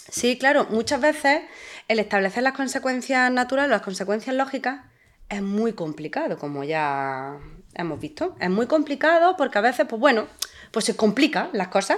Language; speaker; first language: Spanish; native; Spanish